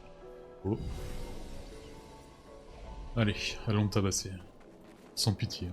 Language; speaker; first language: French; native; French